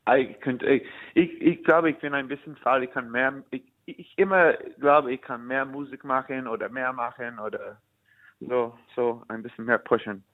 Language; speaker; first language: German; non-native, learner; English